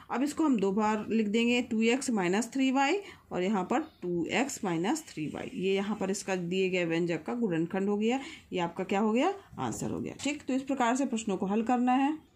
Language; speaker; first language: Hindi; native; Hindi